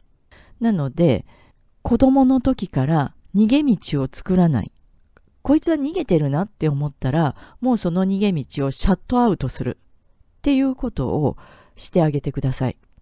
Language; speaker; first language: Japanese; native; Japanese